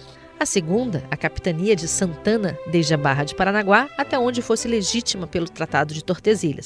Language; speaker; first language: Portuguese; native; Portuguese